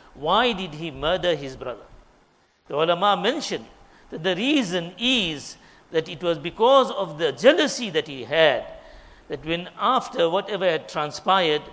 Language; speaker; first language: English; native; English